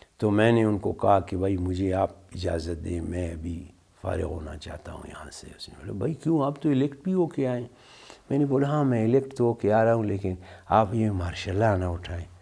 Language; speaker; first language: Urdu; non-native, local second language; Brahui